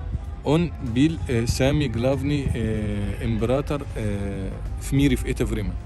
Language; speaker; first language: Russian; non-native, local second language; Arabic